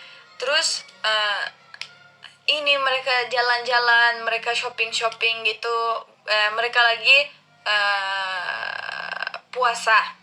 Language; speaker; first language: Indonesian; non-native, learner; Turkish